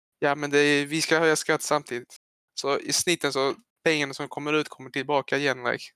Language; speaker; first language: Swedish; early bilingual, other home language; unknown